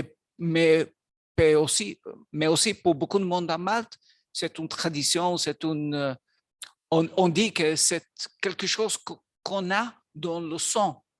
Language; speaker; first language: French; non-native, learner; Maltese